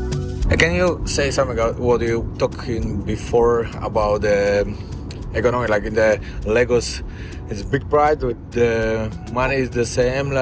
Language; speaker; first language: English; non-native, learner; Polish